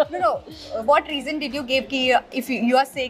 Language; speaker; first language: English; non-native, local second language; Hindi